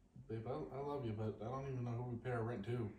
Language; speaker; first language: English; native; English